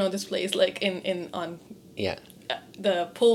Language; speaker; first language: English; non-native, local second language; Urdu